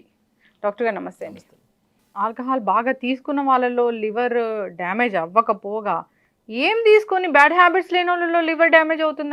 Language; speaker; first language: Telugu; native; Telugu